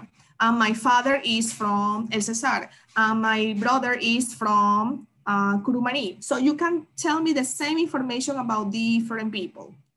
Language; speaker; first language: English; non-native, fluent; Spanish